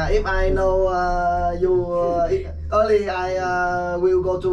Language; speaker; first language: English; non-native, learner; Vietnamese